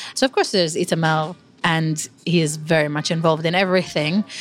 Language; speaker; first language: English; non-native, fluent; Hebrew